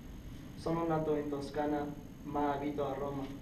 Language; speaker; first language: Italian; non-native, learner; English